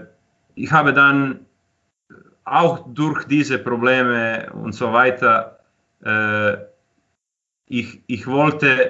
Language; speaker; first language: German; non-native, fluent; Croatian